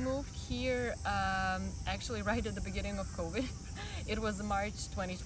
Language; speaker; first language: English; non-native, fluent; Croatian